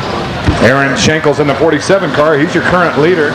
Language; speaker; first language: English; native; English